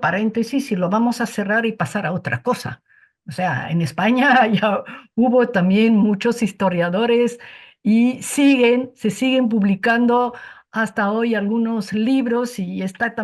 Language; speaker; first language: Spanish; non-native, fluent; Arabic